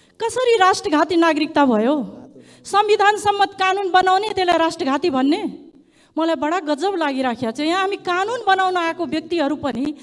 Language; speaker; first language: Nepali; non-native, local second language; Maithili